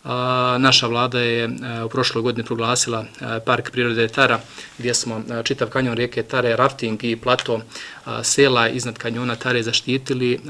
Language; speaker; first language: Bosnian; native; Bosnian